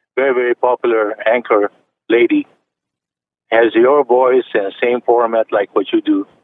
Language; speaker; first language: English; non-native, fluent; Chinese